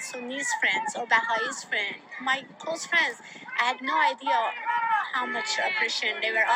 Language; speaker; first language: English; non-native, fluent; Persian